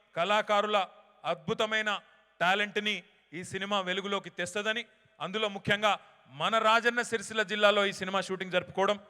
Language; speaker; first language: Telugu; native; Telugu